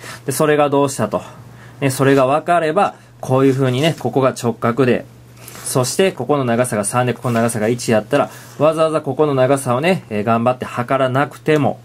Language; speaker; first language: Japanese; native; Japanese